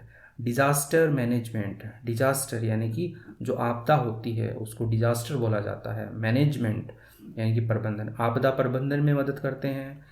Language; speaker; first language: Hindi; native; Hindi